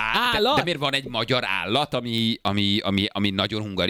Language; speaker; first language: Hungarian; native; Hungarian